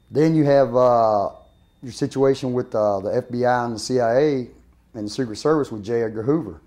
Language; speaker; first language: English; native; English